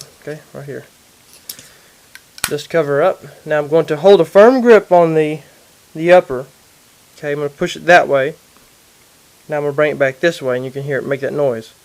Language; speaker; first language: English; native; English